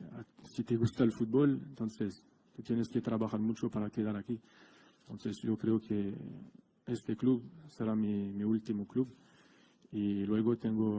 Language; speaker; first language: Spanish; non-native, fluent; French